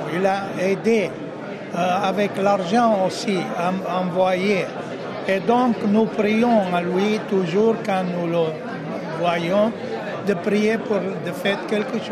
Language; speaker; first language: French; non-native, fluent; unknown